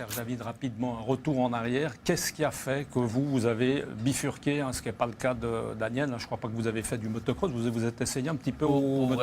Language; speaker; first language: French; native; French